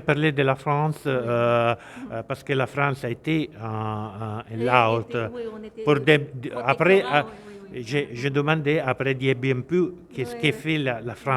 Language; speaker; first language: French; non-native, learner; Italian